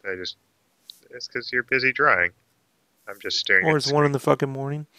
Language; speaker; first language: English; native; English